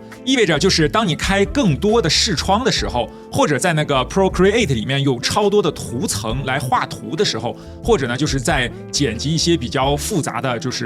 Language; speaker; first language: Chinese; native; Chinese